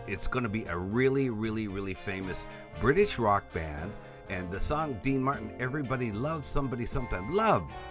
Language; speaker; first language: English; native; English